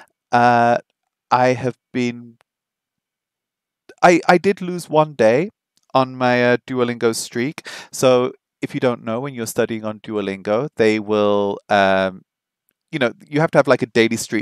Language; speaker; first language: English; native; English